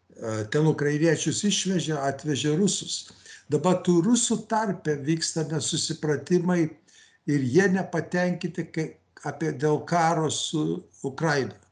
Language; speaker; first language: Lithuanian; early bilingual, heritage; Lithuanian